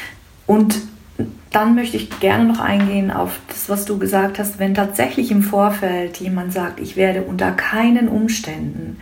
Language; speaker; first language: German; native; German